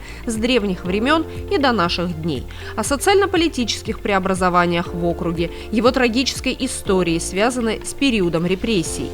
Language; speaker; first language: Russian; native; Russian